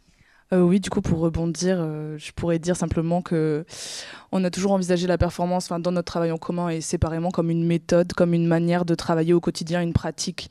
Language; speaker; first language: French; native; French